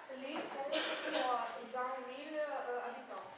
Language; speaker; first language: French; non-native, learner; Ukrainian